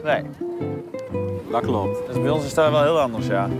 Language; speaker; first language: Dutch; native; Dutch